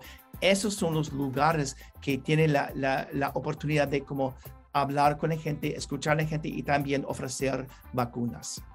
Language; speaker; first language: Spanish; non-native, learner; English